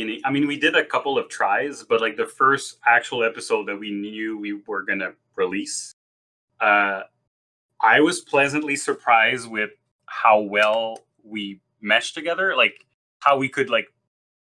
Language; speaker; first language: English; non-native, fluent; French